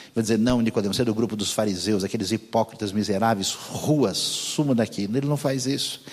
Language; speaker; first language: Portuguese; native; Portuguese